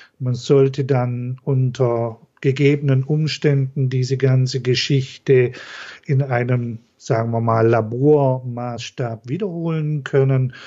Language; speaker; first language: German; native; German